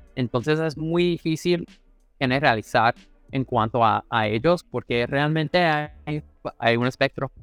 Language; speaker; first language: Spanish; non-native, fluent; English